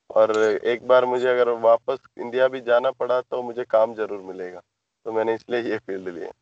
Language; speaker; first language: Hindi; non-native, local second language; Malayalam